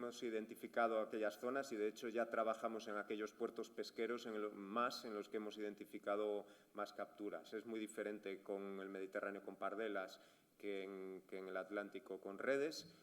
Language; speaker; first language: Spanish; native; Spanish